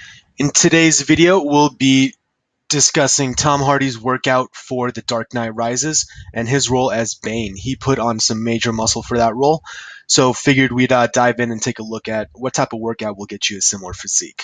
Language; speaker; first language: English; native; English